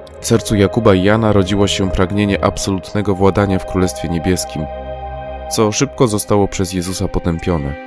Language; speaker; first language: Polish; native; Polish